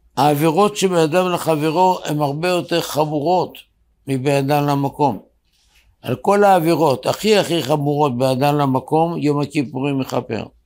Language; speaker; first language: Hebrew; native; Hebrew